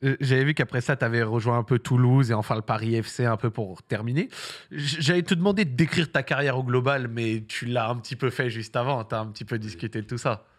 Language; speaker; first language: French; early bilingual, other home language; Arabic